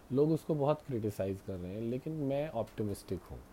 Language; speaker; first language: Hindi; native; Hindi